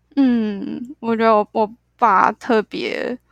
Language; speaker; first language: Chinese; native; Chinese